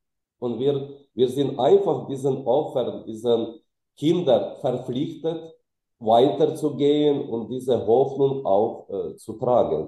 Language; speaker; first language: German; non-native, fluent; Ukrainian